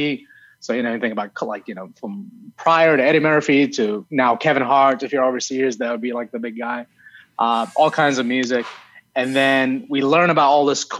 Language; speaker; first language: English; early bilingual, other home language; Arabic